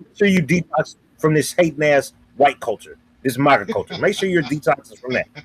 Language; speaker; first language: English; native; English